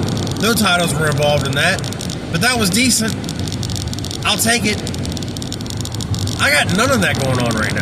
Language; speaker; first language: English; native; English